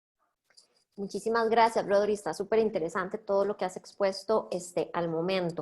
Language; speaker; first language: Spanish; native; Spanish